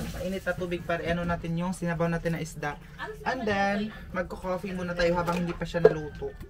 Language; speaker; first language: Filipino; non-native, local second language; Cebuano